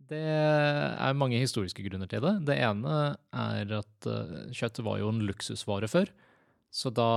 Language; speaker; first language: Norwegian; native; Norwegian